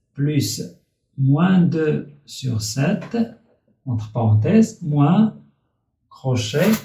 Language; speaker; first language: French; non-native, local second language; Arabic